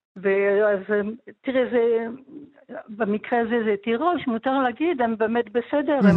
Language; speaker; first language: Hebrew; non-native, fluent; French